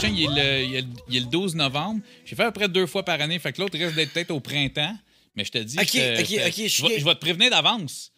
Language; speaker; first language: French; native; French